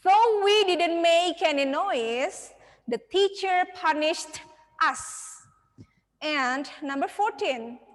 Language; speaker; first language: English; non-native, fluent; Indonesian